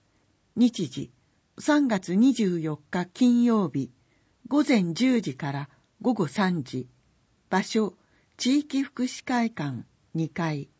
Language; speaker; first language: Japanese; native; Japanese